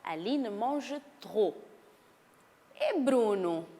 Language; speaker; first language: French; non-native, fluent; Portuguese